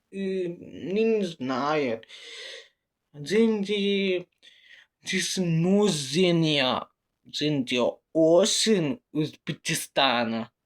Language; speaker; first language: Russian; non-native, learner; Uzbek